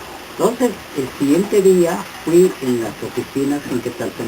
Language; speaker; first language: Spanish; non-native, local second language; Kʼicheʼ